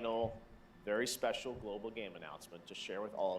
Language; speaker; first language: English; native; English